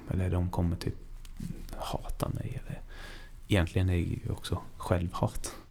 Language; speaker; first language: Swedish; non-native, fluent; Persian